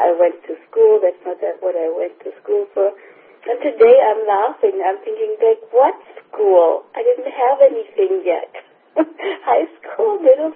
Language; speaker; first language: English; non-native, fluent; German